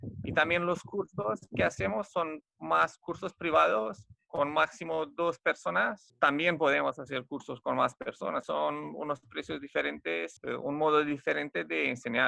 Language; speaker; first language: Spanish; non-native, fluent; Romanian